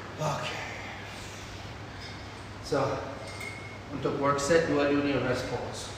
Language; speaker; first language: Indonesian; non-native, fluent; English